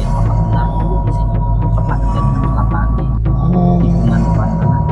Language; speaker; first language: Malay; native; Malay